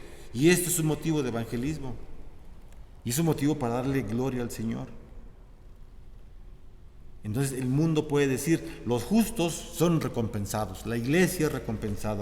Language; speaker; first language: Spanish; native; Spanish